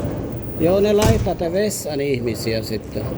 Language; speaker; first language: Finnish; non-native, learner; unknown